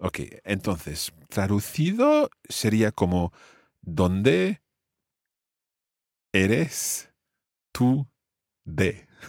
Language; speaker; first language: Spanish; non-native, fluent; English